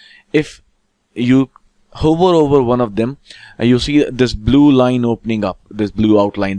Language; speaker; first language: English; non-native, local second language; Hindi